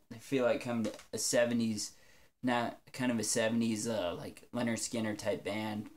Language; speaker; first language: English; native; English